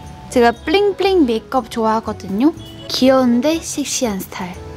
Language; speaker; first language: Korean; non-native, fluent; Vietnamese